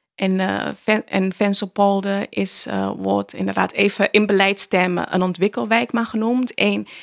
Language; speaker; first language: Dutch; early bilingual, other home language; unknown